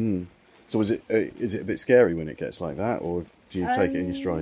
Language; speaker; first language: English; native; English